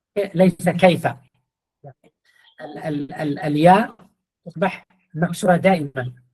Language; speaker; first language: Arabic; non-native, fluent; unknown